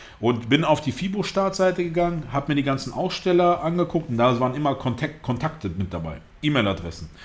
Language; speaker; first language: German; early bilingual, other home language; Russian